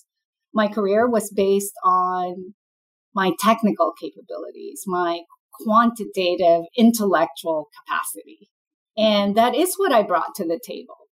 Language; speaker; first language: English; non-native, local second language; Filipino